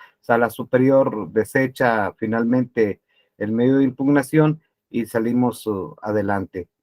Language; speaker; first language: Spanish; native; Spanish